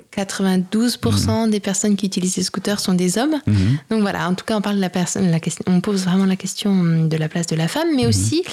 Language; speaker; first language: French; native; French